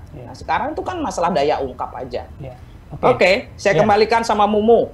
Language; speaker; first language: Indonesian; native; Indonesian